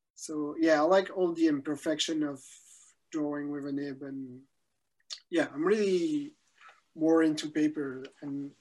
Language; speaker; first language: English; non-native, fluent; French